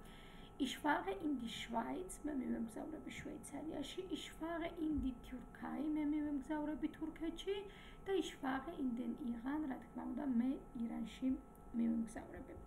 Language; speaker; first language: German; non-native, fluent; Georgian